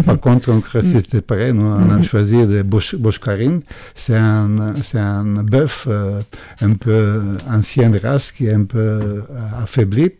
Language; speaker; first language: French; non-native, fluent; Croatian